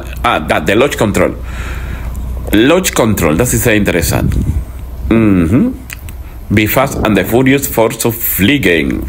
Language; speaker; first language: German; non-native, learner; Spanish